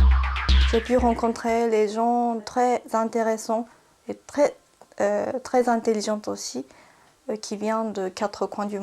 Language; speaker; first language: French; non-native, fluent; Japanese